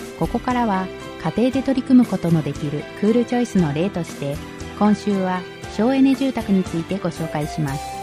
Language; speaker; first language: Japanese; native; Japanese